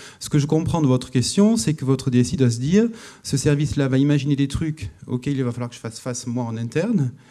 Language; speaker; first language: French; native; French